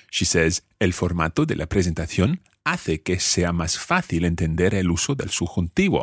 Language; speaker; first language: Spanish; non-native, fluent; English